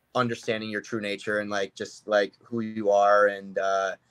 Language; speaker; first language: English; native; English